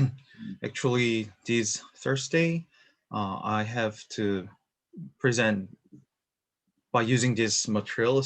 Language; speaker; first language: English; non-native, learner; Korean